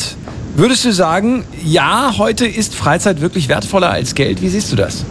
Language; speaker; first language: German; native; German